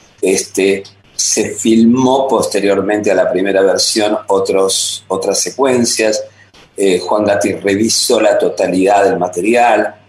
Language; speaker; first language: Spanish; native; Spanish